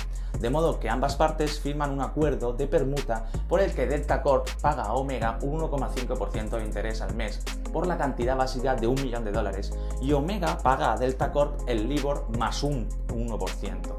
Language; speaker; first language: Spanish; native; Spanish